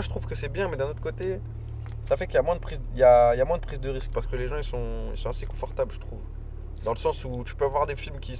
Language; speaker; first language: French; native; French